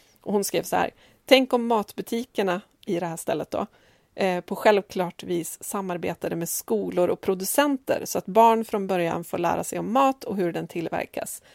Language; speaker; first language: Swedish; native; Swedish